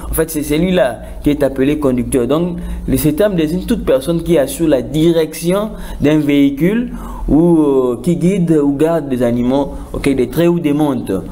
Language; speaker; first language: French; non-native, local second language; Lingala